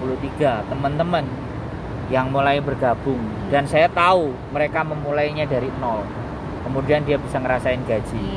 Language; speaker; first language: Indonesian; non-native, local second language; Javanese